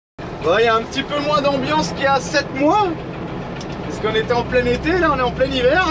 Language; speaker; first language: French; native; French